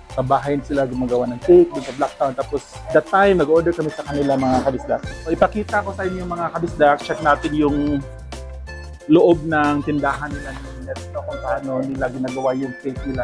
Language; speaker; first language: Filipino; non-native, local second language; Cebuano